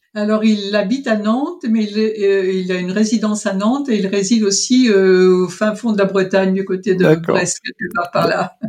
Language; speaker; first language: French; native; French